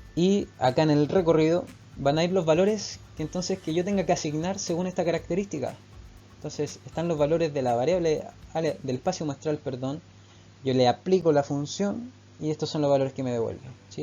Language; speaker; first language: Spanish; native; Spanish